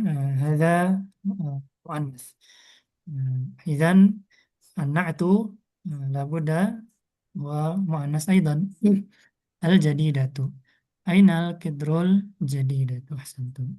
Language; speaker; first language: Arabic; non-native, fluent; Indonesian